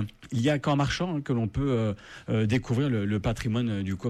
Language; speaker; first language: French; native; French